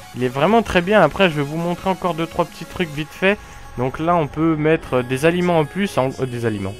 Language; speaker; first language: French; native; French